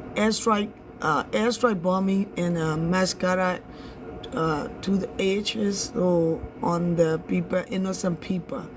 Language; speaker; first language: English; non-native, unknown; Burmese